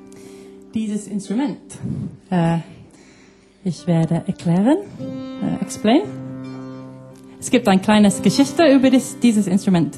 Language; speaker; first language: German; early bilingual, heritage; English